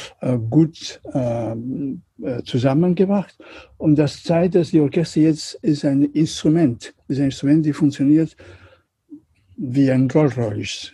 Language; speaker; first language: German; non-native, learner; Catalan